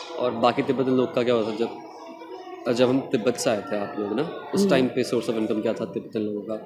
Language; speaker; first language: Hindi; native; Hindi